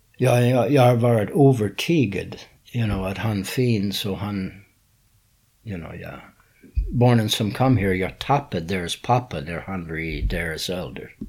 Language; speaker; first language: Swedish; non-native, fluent; English